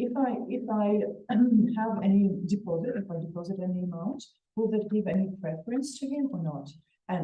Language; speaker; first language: English; non-native, fluent; Russian